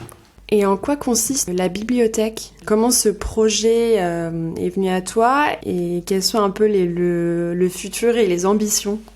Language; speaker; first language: French; native; French